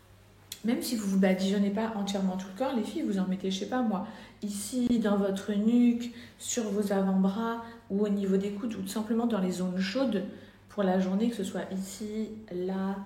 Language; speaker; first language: French; native; French